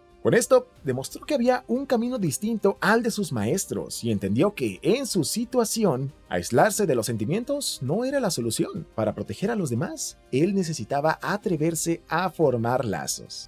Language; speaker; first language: Spanish; native; Spanish